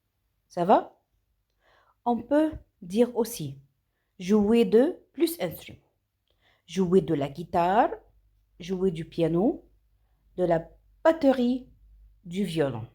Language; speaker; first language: French; non-native, fluent; Arabic